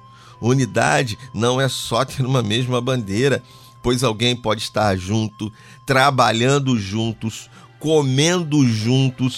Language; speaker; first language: Portuguese; native; Portuguese